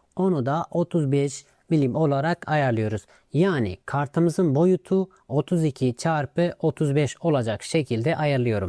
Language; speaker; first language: Turkish; native; Turkish